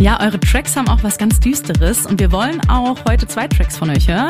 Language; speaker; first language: German; native; German